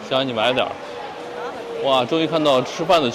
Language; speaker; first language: Chinese; native; Chinese